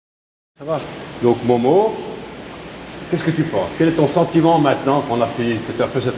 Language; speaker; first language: French; native; French